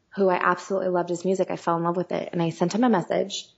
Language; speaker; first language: English; native; English